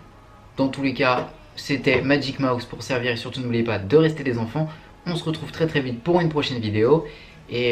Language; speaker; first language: French; native; French